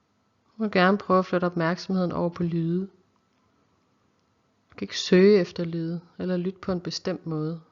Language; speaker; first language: Danish; native; Danish